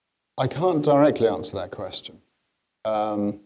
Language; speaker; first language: English; native; English